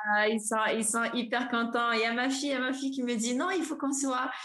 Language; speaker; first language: French; non-native, local second language; Arabic